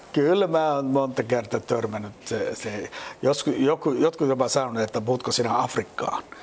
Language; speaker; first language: Finnish; non-native, fluent; Somali